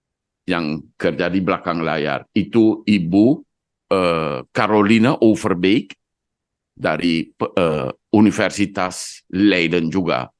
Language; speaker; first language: Indonesian; non-native, fluent; Dutch